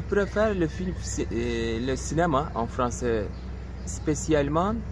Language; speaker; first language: French; non-native, fluent; Turkish